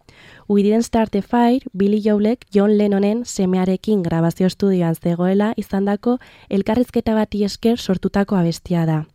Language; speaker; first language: Basque; native; Basque